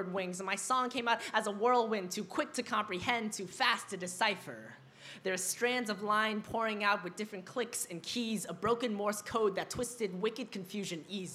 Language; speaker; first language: English; early bilingual, other home language; Vietnamese